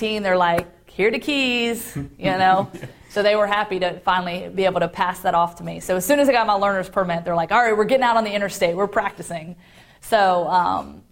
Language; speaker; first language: English; native; English